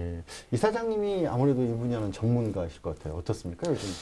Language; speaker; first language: Korean; native; Korean